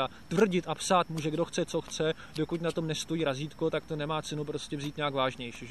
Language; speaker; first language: Czech; native; Czech